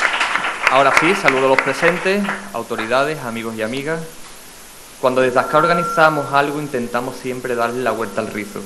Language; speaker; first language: Spanish; native; Spanish